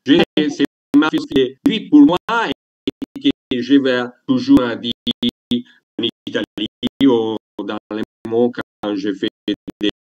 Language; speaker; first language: French; non-native, learner; Italian